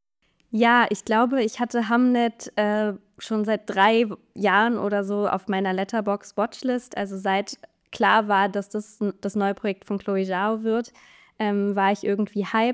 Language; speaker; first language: German; native; German